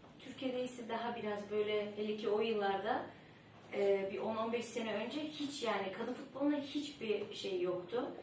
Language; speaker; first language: Turkish; early bilingual, heritage; Turkish